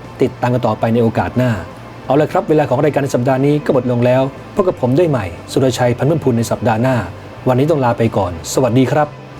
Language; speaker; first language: Thai; native; Thai